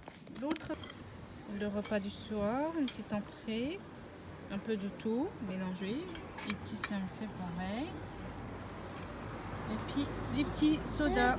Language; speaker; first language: French; native; French